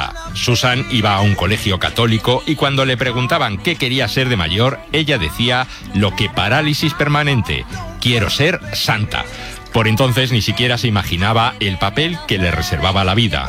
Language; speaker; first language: Spanish; native; Spanish